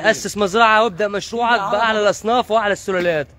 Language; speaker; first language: Arabic; native; Arabic